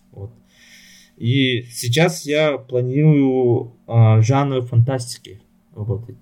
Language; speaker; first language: Russian; non-native, local second language; Yakut